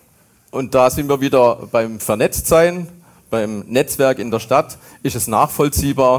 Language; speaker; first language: German; native; German